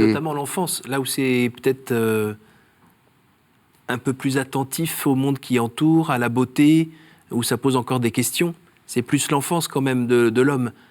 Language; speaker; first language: French; native; French